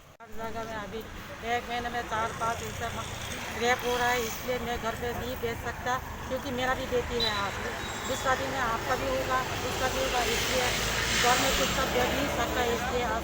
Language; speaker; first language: Hindi; non-native, local second language; Kok Borok